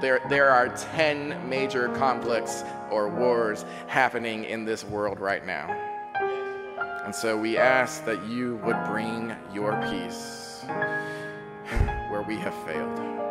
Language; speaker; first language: English; native; English